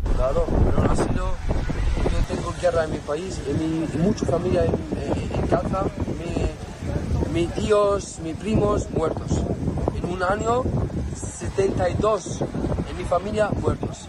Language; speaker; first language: Spanish; non-native, learner; Arabic